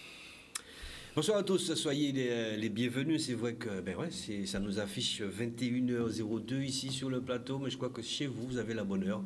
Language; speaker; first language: French; native; French